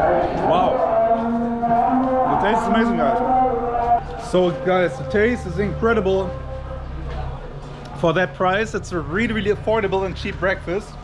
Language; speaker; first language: English; non-native, fluent; Turkish